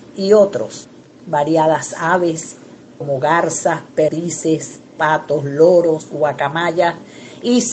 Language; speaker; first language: Spanish; native; Spanish